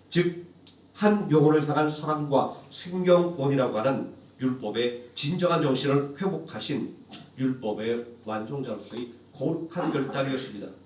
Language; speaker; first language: Korean; native; Korean